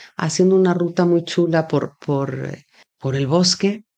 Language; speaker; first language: Spanish; native; Spanish